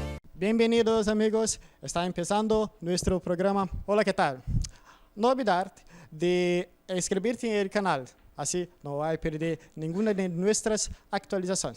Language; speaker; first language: Spanish; non-native, learner; Portuguese